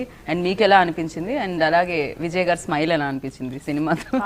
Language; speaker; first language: Telugu; native; Telugu